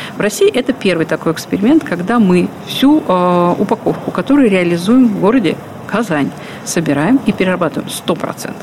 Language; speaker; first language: Russian; native; Russian